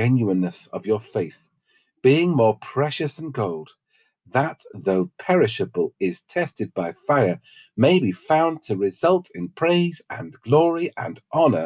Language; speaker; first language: English; native; English